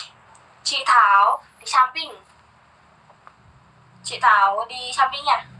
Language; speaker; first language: Vietnamese; non-native, learner; Indonesian